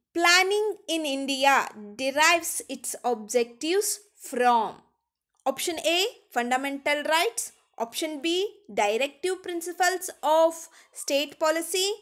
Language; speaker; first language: English; non-native, local second language; Kannada